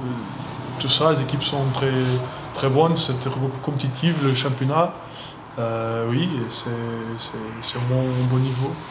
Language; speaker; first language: French; non-native, learner; Portuguese